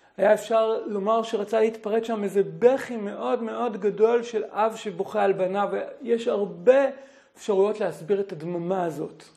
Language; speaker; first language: Hebrew; native; Hebrew